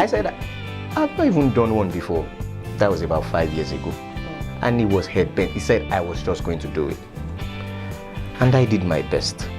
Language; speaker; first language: English; non-native, local second language; Yoruba